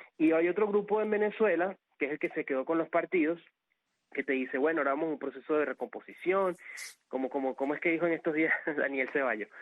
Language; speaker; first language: Spanish; native; Spanish